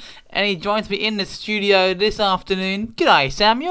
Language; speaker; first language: English; native; English